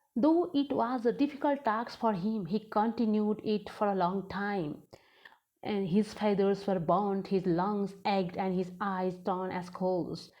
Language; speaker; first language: English; non-native, local second language; Nepali